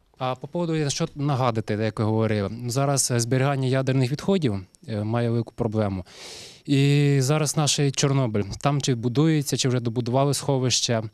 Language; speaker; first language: Ukrainian; non-native, local second language; Russian